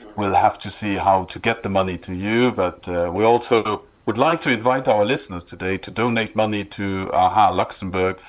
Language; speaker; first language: English; non-native, fluent; Luxembourgish